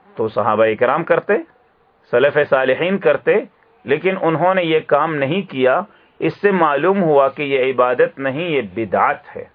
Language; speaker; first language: Urdu; native; Urdu